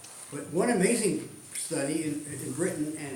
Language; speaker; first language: English; native; English